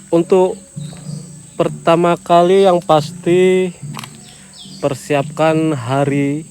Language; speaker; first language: Indonesian; non-native, fluent; Japanese